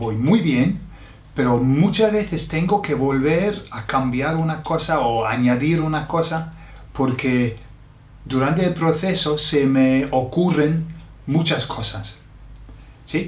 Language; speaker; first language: Spanish; non-native, fluent; English